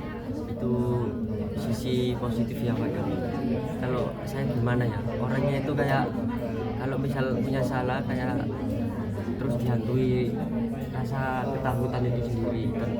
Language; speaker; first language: Indonesian; native; Indonesian